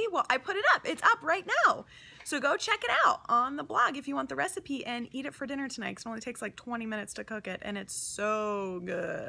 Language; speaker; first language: English; native; English